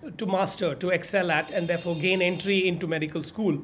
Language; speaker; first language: English; non-native, local second language; Tamil